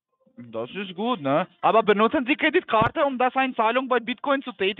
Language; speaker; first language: German; non-native, fluent; Albanian